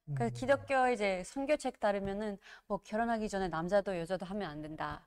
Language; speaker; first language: Korean; non-native, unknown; Georgian